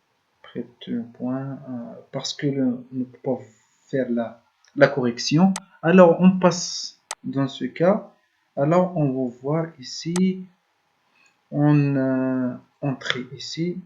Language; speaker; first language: French; non-native, learner; Arabic